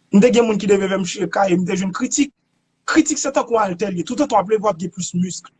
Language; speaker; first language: Haitian Creole; native; Haitian Creole